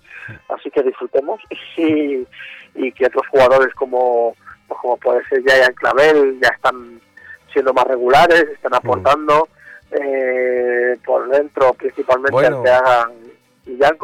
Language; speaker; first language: Spanish; native; Spanish